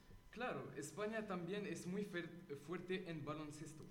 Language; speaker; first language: Spanish; non-native, learner; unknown